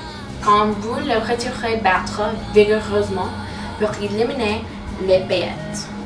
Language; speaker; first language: French; non-native, learner; English